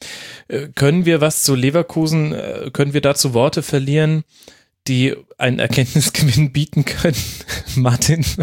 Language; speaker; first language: German; native; German